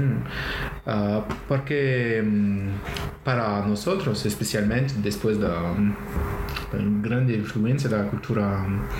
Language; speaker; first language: Portuguese; non-native, learner; French